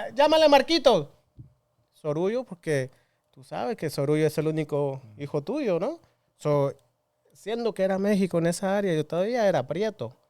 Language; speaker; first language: Spanish; early bilingual, other home language; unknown